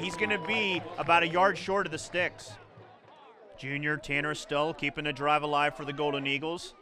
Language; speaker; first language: English; native; English